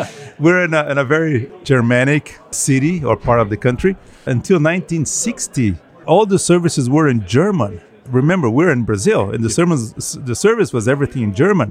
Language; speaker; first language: English; non-native, fluent; Portuguese